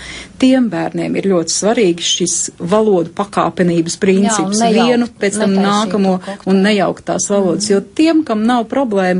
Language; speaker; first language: Latvian; native; Latvian